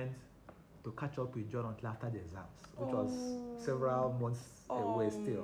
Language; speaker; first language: English; non-native, local second language; Igbo